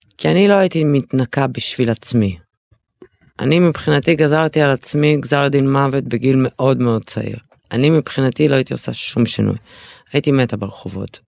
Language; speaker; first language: Hebrew; early bilingual, other home language; Russian